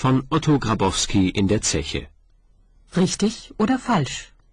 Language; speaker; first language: German; non-native, fluent; Chinese